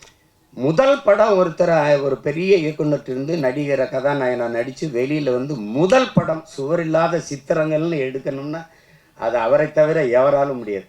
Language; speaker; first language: Tamil; native; Tamil